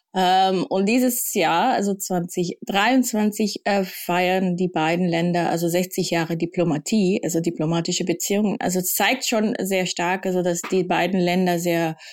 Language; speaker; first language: German; non-native, fluent; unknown